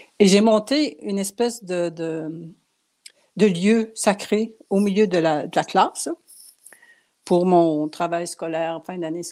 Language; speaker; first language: French; non-native, local second language; Cree